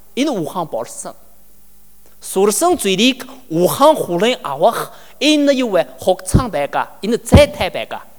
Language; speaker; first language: Mongolian; non-native, learner; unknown